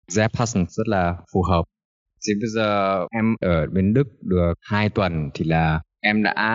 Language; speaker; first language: Vietnamese; early bilingual, heritage; Vietnamese